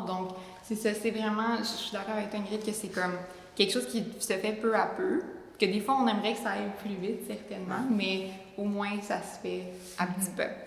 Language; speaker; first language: French; native; French